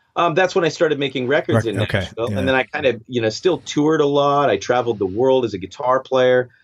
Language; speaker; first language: English; native; English